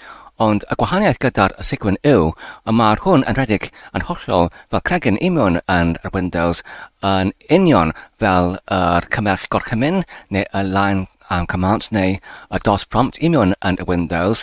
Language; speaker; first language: Welsh; non-native, learner; English